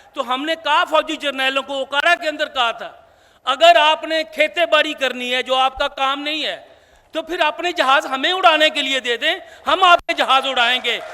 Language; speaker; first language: Urdu; non-native, local second language; Punjabi